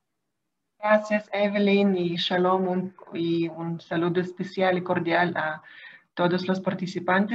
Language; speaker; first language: Spanish; non-native, fluent; Hebrew